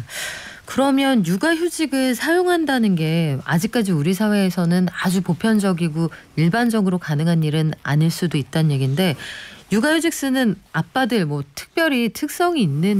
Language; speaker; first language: Korean; native; Korean